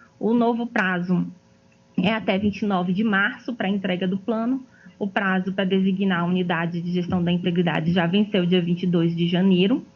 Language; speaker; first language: Portuguese; native; Portuguese